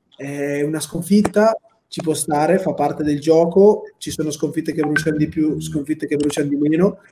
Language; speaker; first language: Italian; native; Italian